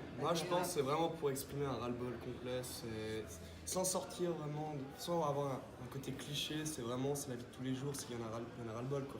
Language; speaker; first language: French; native; French